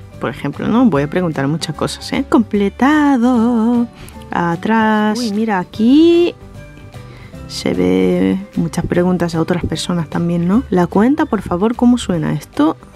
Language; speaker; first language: Spanish; non-native, fluent; Japanese